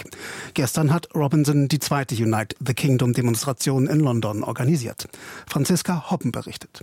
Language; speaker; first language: German; native; German